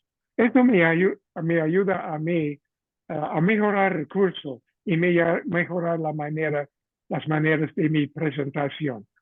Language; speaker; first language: Spanish; non-native, fluent; English